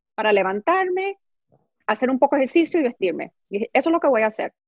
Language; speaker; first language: Spanish; early bilingual, heritage; Spanish